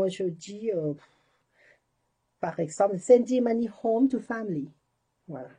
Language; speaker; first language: French; non-native, learner; Thai